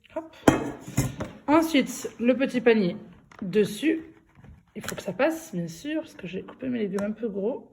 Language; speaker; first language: French; early bilingual, other home language; Arabic